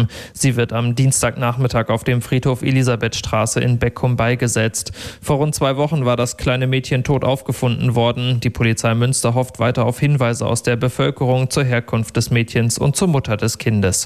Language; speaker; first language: German; native; German